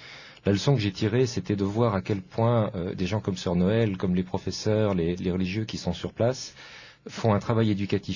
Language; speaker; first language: French; native; French